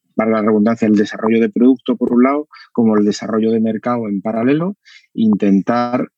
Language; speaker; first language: Spanish; native; Spanish